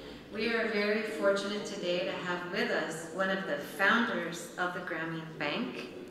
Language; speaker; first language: English; native; English